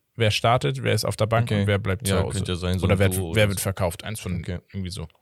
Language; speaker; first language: German; early bilingual, other home language; Portuguese